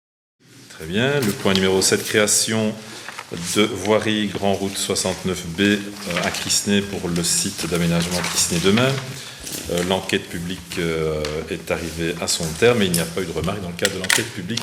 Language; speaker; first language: French; native; French